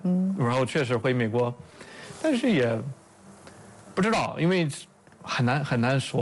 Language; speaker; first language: Chinese; non-native, fluent; English